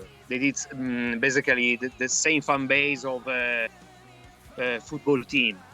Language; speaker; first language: English; non-native, fluent; Italian